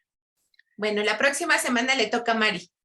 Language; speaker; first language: Spanish; native; Spanish